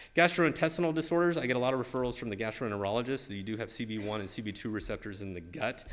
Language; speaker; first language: English; native; English